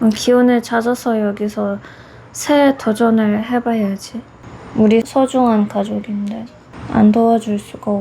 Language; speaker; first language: Korean; non-native, fluent; Russian